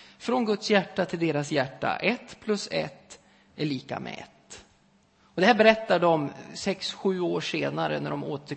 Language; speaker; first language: Swedish; native; Swedish